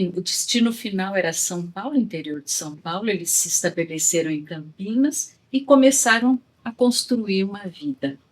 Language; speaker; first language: Portuguese; native; Portuguese